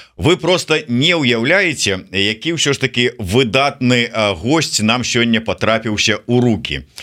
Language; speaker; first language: Belarusian; native; Belarusian